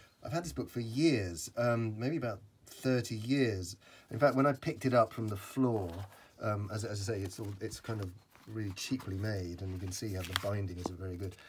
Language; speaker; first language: English; native; English